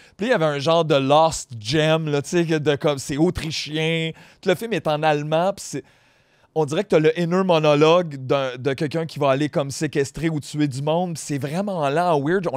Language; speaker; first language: French; native; French